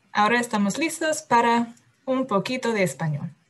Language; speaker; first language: Spanish; non-native, fluent; English